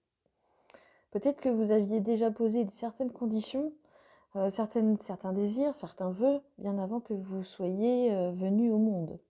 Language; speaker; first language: French; native; French